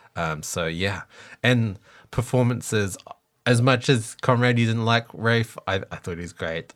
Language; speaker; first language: English; native; English